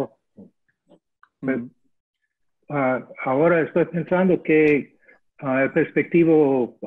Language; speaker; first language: Spanish; non-native, fluent; English